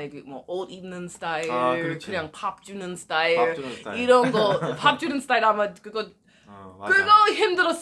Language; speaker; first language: Korean; non-native, learner; English